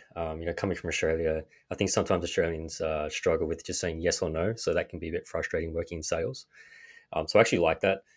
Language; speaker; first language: English; native; English